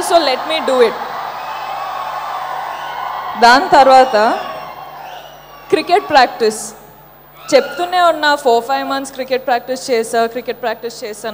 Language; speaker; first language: Telugu; non-native, local second language; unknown